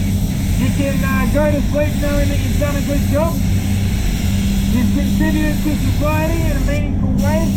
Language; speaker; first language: English; native; English